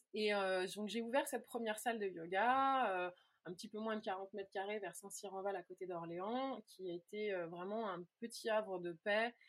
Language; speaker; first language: French; native; French